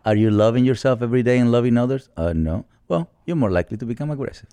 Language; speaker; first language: English; non-native, fluent; Spanish